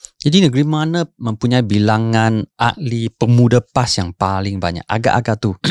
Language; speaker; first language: Malay; non-native, local second language; Chinese